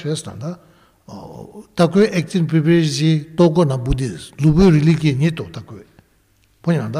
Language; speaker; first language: Russian; non-native, learner; Tibetan